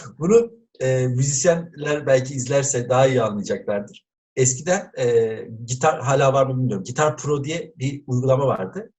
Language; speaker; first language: Turkish; native; Turkish